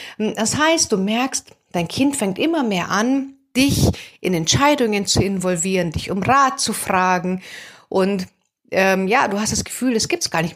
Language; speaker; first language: German; native; German